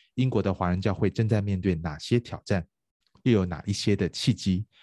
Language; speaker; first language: Chinese; native; Chinese